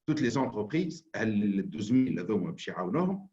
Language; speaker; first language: French; non-native, local second language; Arabic